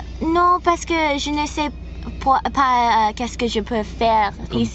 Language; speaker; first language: French; non-native, learner; English